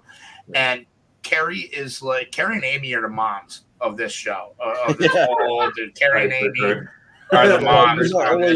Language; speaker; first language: English; native; English